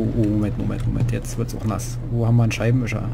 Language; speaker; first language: German; native; German